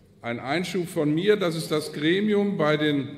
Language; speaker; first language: German; native; German